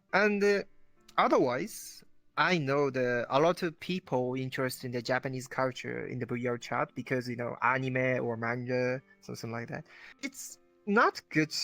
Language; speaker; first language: English; non-native, learner; Japanese